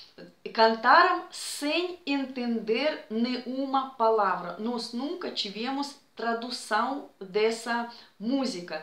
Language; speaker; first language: Portuguese; non-native, fluent; Russian